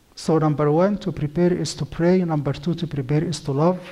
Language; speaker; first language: English; non-native, fluent; Arabic